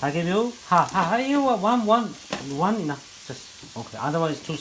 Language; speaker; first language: English; non-native, learner; Chinese